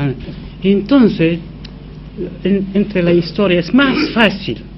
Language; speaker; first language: Spanish; non-native, fluent; Arabic